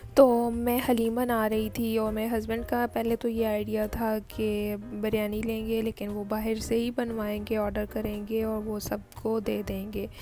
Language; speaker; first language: Urdu; native; Urdu